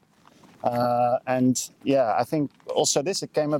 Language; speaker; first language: English; non-native, fluent; Dutch